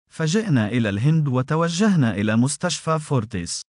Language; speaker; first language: Arabic; non-native, fluent; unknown